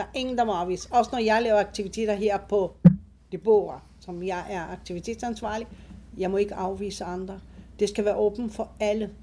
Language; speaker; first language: Danish; non-native, fluent; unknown